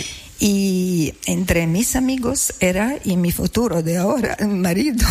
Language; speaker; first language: Spanish; non-native, learner; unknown